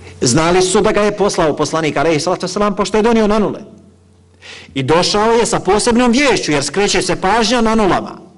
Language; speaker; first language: Bosnian; native; Bosnian